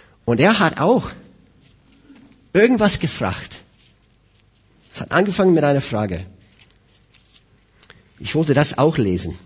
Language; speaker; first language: German; non-native, fluent; English